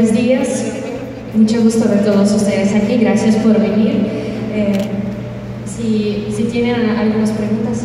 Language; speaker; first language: Spanish; non-native, fluent; Russian